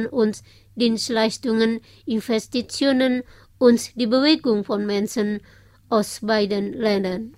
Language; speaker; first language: German; non-native, fluent; Indonesian